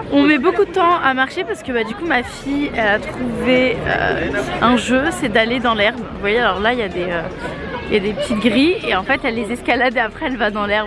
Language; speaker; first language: French; native; French